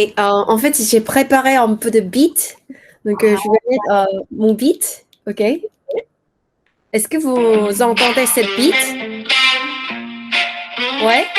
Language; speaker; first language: French; non-native, learner; Korean